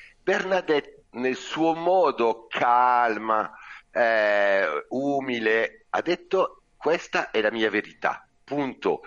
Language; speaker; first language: Italian; non-native, fluent; French